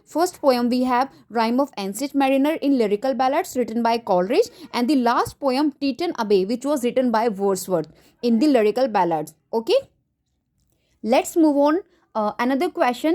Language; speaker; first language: English; non-native, local second language; Hindi